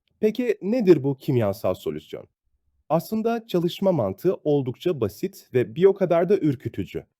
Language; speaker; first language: Turkish; native; Turkish